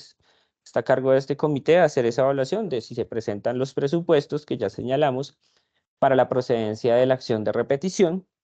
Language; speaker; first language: Spanish; native; Spanish